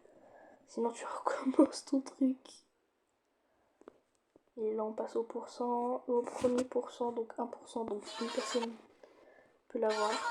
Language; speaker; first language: French; native; French